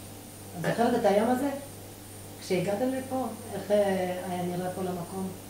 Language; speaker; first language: Hebrew; native; Hebrew